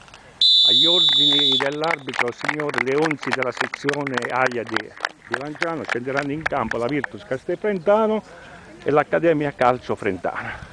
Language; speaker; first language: Italian; native; Italian